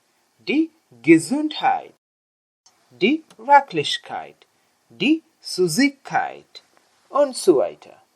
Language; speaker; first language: German; non-native, learner; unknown